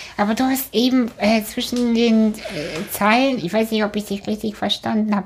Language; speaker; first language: German; early bilingual, other home language; Russian